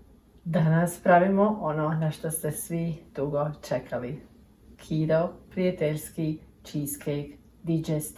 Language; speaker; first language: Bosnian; early bilingual, heritage; Serbian